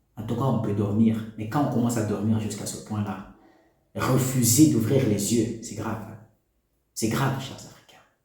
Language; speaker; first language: French; non-native, local second language; Lingala